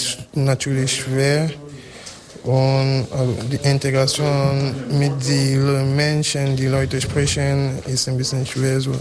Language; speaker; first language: German; non-native, learner; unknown